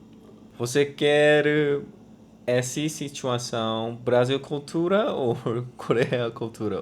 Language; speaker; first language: Portuguese; non-native, learner; Korean